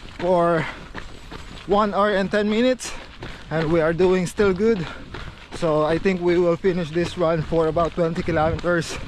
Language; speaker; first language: English; non-native, local second language; Filipino